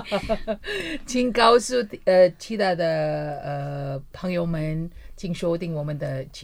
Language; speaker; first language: Chinese; non-native, fluent; Indonesian